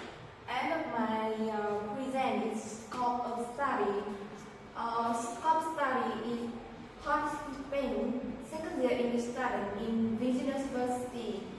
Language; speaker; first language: English; non-native, learner; Vietnamese